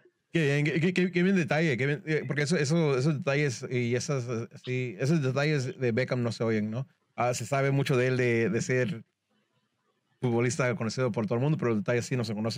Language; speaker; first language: Spanish; early bilingual, heritage; Spanish